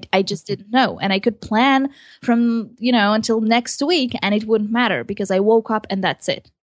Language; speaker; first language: English; early bilingual, other home language; Hebrew